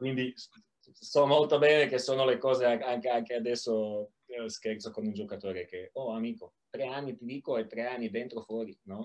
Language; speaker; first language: Italian; non-native, learner; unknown